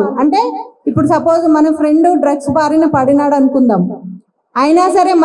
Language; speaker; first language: Telugu; native; Telugu